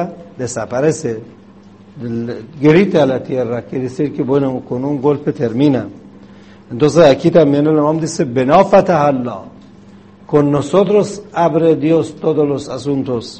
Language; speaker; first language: Spanish; non-native, fluent; Persian